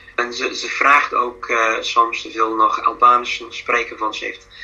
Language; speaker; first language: Dutch; non-native, fluent; English